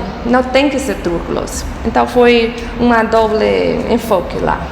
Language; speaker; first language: Portuguese; non-native, fluent; English